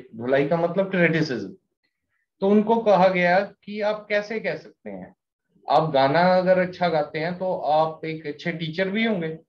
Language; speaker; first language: Hindi; non-native, local second language; Punjabi